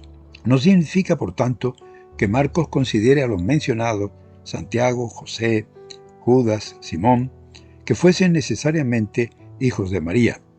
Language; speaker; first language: Spanish; native; Spanish